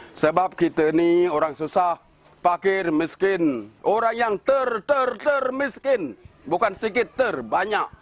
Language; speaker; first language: Malay; non-native, local second language; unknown